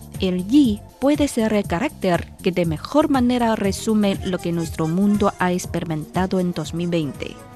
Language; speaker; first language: Spanish; non-native, fluent; Chinese